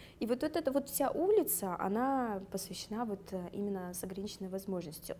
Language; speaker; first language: Russian; non-native, local second language; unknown